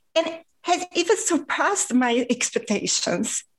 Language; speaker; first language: English; non-native, fluent; Portuguese